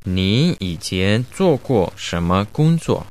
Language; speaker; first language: Chinese; non-native, learner; Spanish